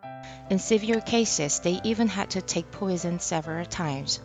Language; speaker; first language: English; non-native, fluent; Korean